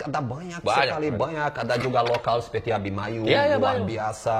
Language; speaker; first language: Indonesian; non-native, fluent; Portuguese